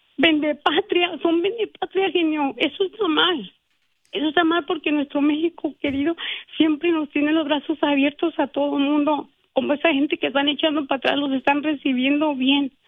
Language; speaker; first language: Spanish; native; Spanish